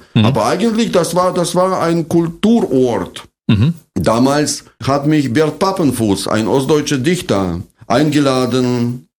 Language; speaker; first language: German; non-native, fluent; Russian